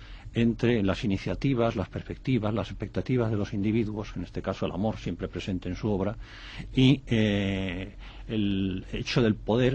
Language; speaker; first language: Spanish; native; Spanish